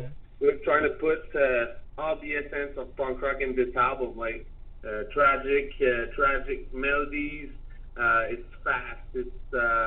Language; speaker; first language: English; non-native, learner; French